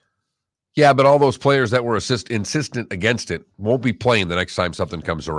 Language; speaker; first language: English; native; English